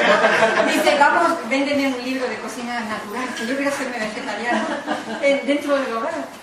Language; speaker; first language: Spanish; native; Spanish